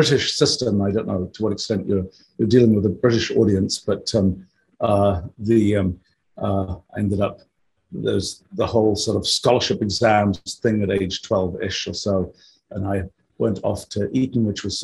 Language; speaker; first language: English; native; English